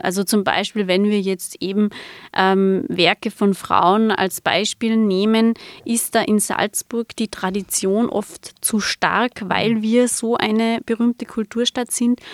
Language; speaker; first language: German; native; German